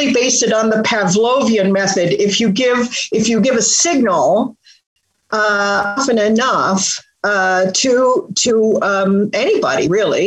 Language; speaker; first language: English; native; English